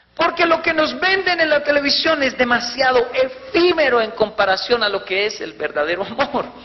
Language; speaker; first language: Spanish; native; Spanish